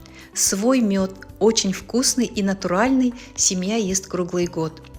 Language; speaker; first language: Russian; native; Russian